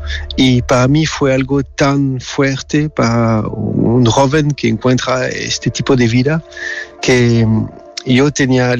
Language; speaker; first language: Spanish; non-native, learner; French